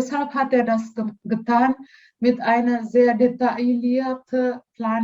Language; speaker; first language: German; non-native, learner; Indonesian